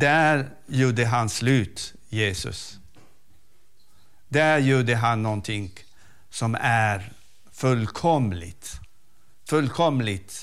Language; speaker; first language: Swedish; non-native, fluent; Arabic